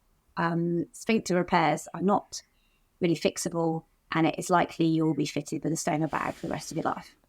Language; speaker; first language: English; native; English